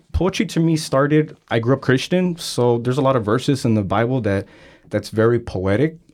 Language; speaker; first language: English; native; English